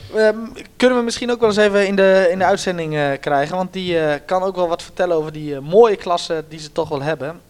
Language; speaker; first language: Dutch; native; Dutch